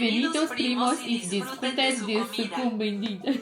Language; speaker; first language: Spanish; non-native, learner; French